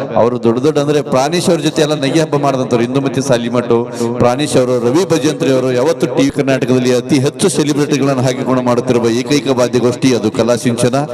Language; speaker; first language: Kannada; native; Kannada